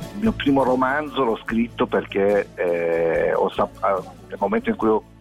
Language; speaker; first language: Italian; non-native, fluent; Persian